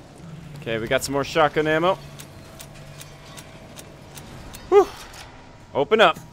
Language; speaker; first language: English; native; English